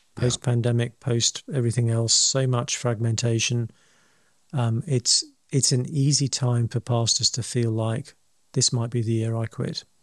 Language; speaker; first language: English; native; English